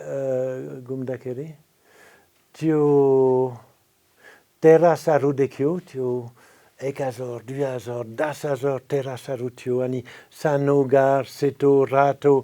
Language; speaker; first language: Nepali; non-native, fluent; French